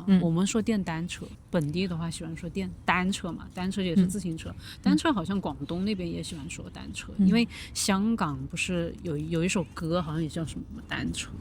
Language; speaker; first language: Chinese; native; Chinese